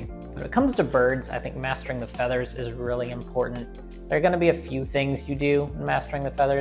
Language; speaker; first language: English; native; English